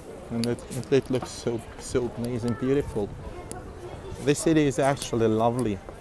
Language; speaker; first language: English; non-native, fluent; Russian